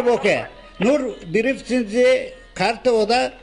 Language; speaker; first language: German; non-native, learner; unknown